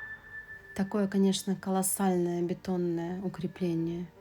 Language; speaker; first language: Russian; native; Russian